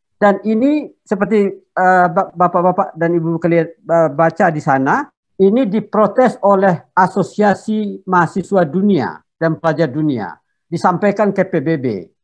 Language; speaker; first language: Indonesian; non-native, local second language; Minangkabau